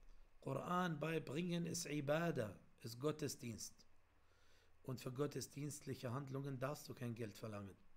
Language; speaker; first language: German; non-native, fluent; Arabic